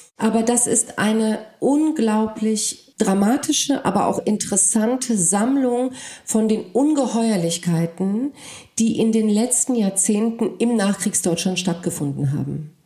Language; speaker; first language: German; early bilingual, other home language; Polish